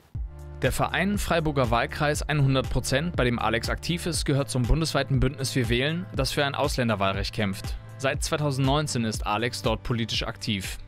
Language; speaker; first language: German; native; German